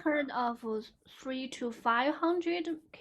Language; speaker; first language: English; non-native, learner; Chinese